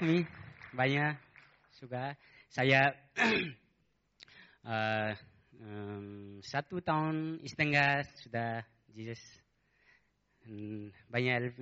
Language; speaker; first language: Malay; non-native, learner; Nepali